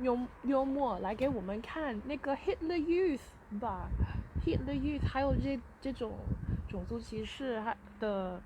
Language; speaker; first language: Chinese; early bilingual, heritage; Chinese